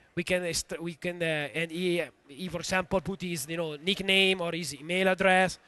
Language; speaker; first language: English; non-native, fluent; Italian